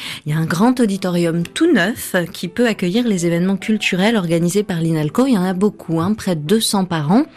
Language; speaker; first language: French; native; French